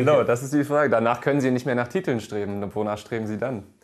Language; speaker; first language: German; native; German